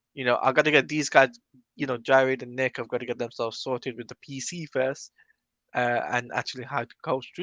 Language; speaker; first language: English; native; English